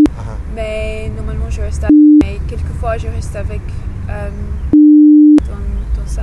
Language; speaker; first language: French; non-native, learner; English